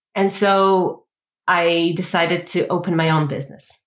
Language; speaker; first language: English; non-native, fluent; Ukrainian